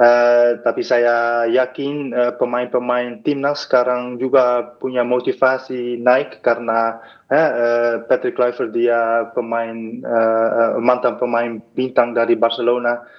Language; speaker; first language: Indonesian; non-native, fluent; Dutch